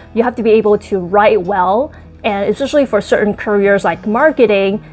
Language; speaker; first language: English; early bilingual, other home language; Chinese